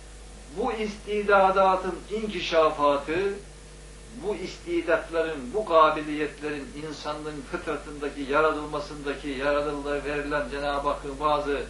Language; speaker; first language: Turkish; native; Turkish